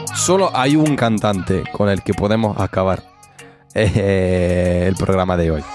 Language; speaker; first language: Spanish; non-native, fluent; English